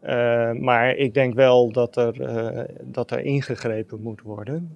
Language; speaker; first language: Dutch; native; Dutch